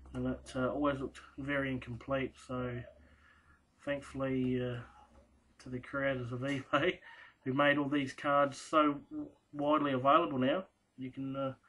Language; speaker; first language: English; native; English